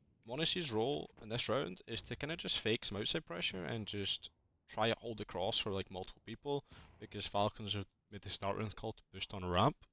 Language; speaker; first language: English; native; English